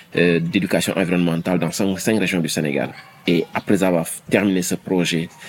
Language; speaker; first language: French; non-native, local second language; Wolof